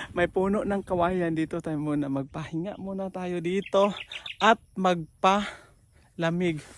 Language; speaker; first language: Filipino; non-native, local second language; Cebuano